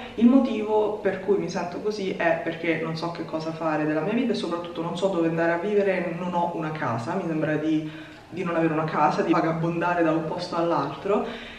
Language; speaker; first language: Italian; native; Italian